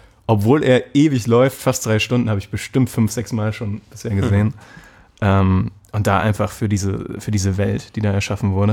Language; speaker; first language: German; native; German